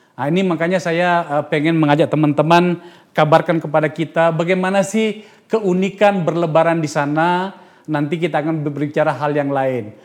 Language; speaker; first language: Indonesian; native; Indonesian